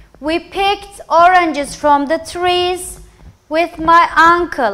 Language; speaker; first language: English; non-native, fluent; Turkish